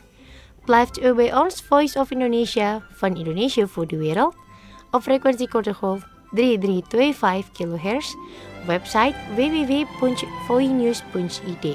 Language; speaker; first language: Dutch; non-native, fluent; Indonesian